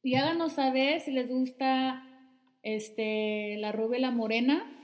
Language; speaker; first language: Spanish; early bilingual, heritage; Spanish